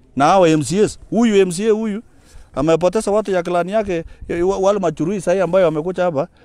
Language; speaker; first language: Swahili; non-native, local second language; Kalenjin